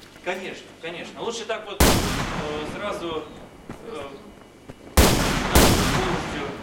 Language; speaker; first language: Russian; native; Russian